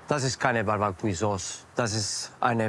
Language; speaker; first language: German; non-native, learner; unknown